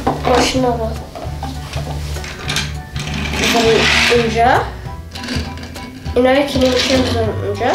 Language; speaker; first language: Persian; early bilingual, heritage; Persian